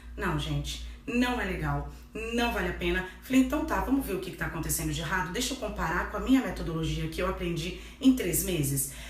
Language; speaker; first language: Portuguese; native; Portuguese